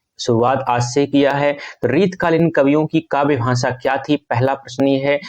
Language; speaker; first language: Hindi; native; Hindi